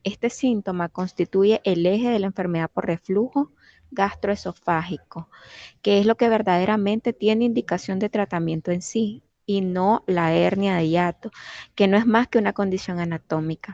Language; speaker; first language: Spanish; native; Spanish